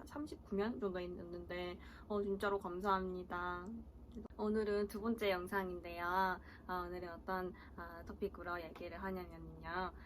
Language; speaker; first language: Korean; early bilingual, heritage; Korean